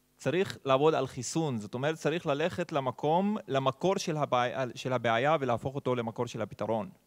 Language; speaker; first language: Hebrew; non-native, local second language; Arabic